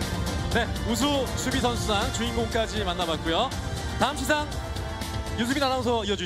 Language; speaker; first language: Korean; native; Korean